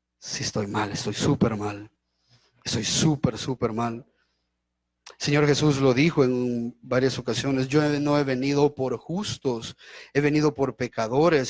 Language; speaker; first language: Spanish; native; Spanish